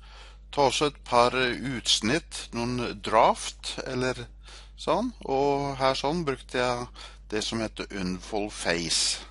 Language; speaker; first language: Norwegian; native; Norwegian